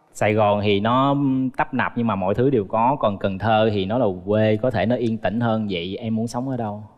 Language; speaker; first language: Vietnamese; native; Vietnamese